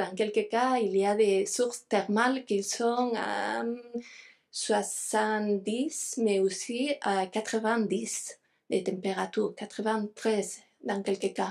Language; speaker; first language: French; non-native, fluent; Spanish